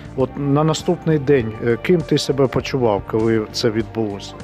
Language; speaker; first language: Ukrainian; non-native, local second language; Russian